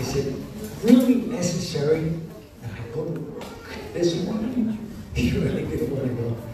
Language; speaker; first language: English; early bilingual, other home language; Spanish